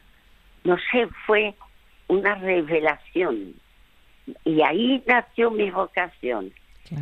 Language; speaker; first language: Spanish; early bilingual, other home language; French